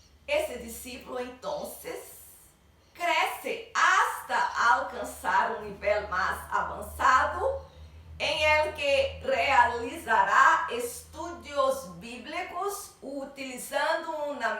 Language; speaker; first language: Spanish; non-native, learner; Portuguese